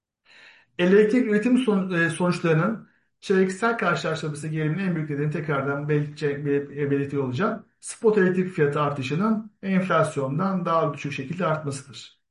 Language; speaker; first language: Turkish; native; Turkish